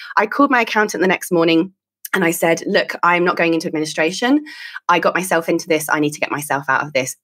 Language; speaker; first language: English; native; English